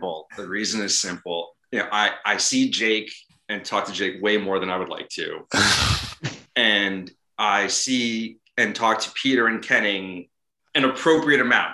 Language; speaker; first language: English; native; English